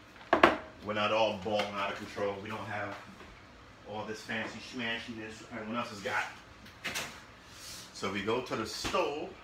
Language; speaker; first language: English; native; English